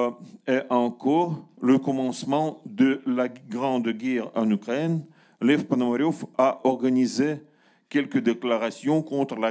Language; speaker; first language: French; non-native, learner; Russian